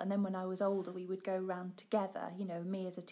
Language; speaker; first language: English; native; English